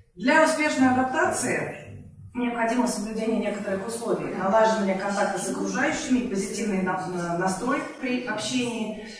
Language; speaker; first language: Russian; native; Russian